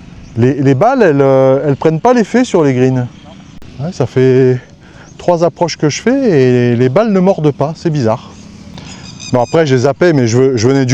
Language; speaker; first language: French; native; French